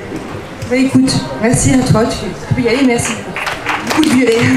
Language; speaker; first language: French; native; French